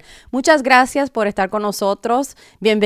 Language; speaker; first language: Spanish; native; Spanish